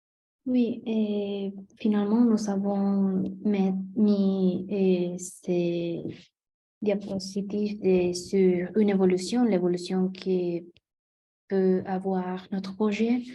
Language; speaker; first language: French; non-native, learner; Spanish